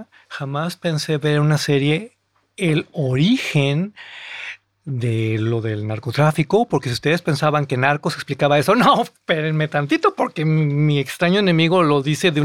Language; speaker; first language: Spanish; native; Spanish